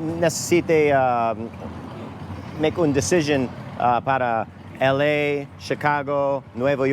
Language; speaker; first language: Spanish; non-native, learner; English